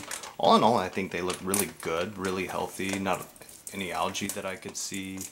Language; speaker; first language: English; native; English